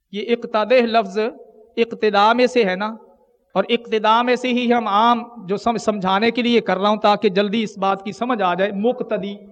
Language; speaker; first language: Urdu; non-native, local second language; Punjabi